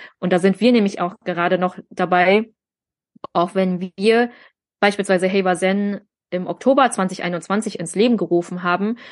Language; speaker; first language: German; early bilingual, other home language; Vietnamese